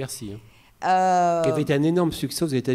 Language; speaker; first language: French; native; French